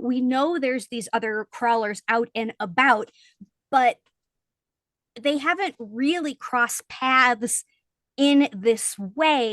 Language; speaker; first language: English; native; English